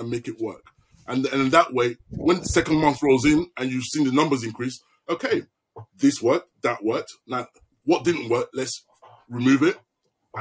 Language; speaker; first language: English; native; English